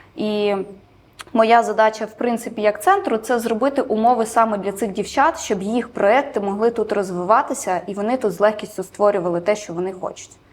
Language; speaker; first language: Ukrainian; non-native, local second language; Romanian